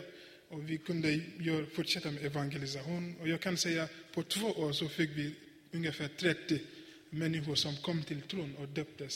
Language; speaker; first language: Swedish; non-native, fluent; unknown